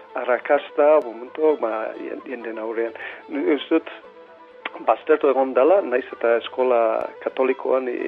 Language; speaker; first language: Basque; non-native, fluent; English